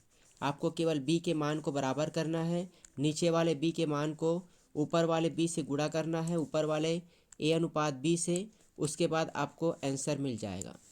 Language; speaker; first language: Hindi; native; Hindi